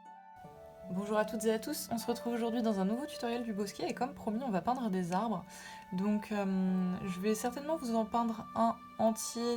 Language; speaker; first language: French; native; French